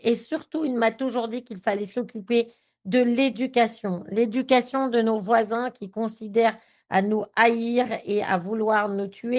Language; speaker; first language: French; native; French